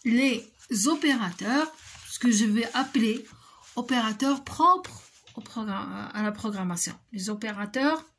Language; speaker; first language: French; non-native, local second language; Arabic